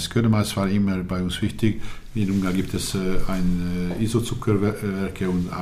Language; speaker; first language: German; non-native, learner; Hungarian